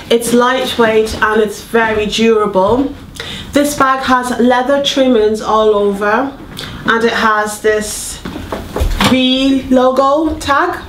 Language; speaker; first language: English; native; English